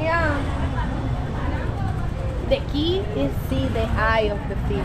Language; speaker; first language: English; non-native, learner; Spanish